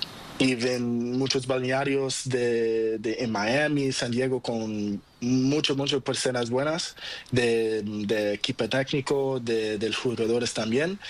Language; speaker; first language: Spanish; non-native, learner; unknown